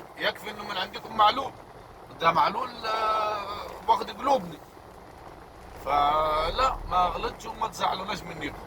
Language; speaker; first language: Arabic; native; Arabic